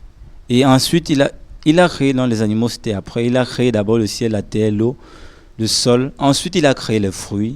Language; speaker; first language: French; non-native, local second language; Lingala